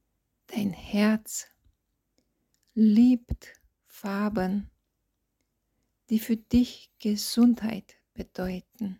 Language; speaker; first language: German; non-native, fluent; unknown